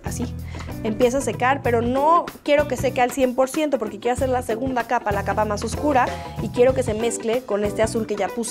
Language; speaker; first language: Spanish; native; Spanish